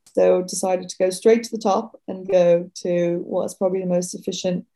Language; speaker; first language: English; native; English